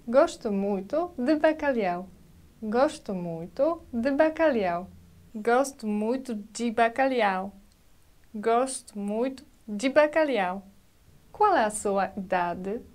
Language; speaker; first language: Portuguese; non-native, fluent; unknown